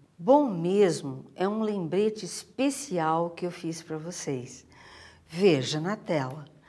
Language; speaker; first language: Portuguese; native; Portuguese